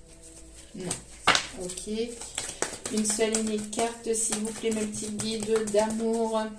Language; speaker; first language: French; native; French